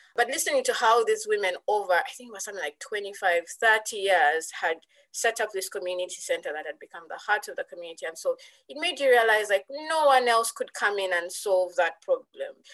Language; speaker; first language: English; non-native, local second language; Ganda